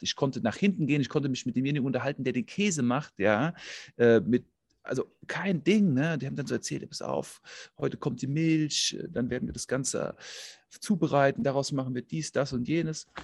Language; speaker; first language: German; native; German